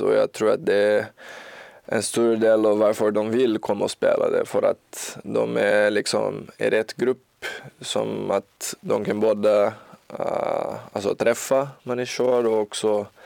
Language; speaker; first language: Swedish; non-native, learner; Portuguese